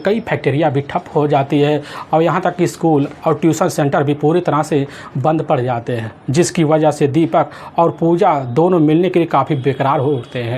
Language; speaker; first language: Hindi; native; Hindi